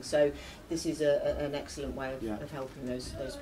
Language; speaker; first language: English; native; English